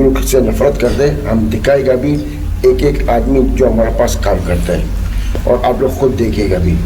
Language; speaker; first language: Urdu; non-native, learner; Arabic